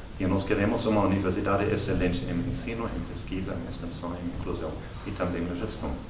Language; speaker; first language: Portuguese; non-native, fluent; German